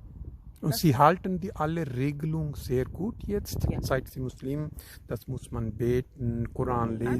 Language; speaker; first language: German; non-native, fluent; Urdu